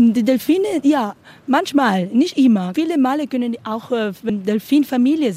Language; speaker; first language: German; non-native, learner; Spanish